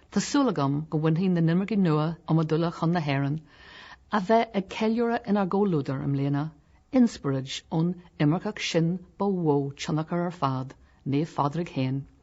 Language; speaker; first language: Irish; non-native, local second language; English